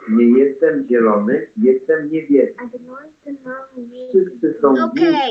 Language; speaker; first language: Polish; non-native, learner; English